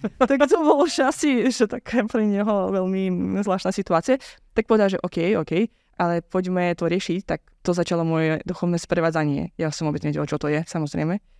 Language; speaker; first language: Slovak; non-native, fluent; Azerbaijani